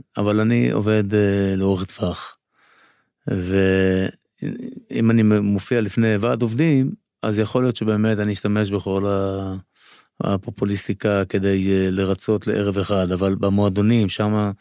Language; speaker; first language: Hebrew; native; Hebrew